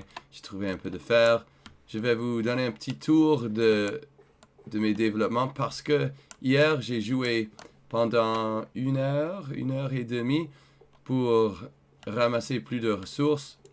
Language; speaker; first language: French; non-native, learner; English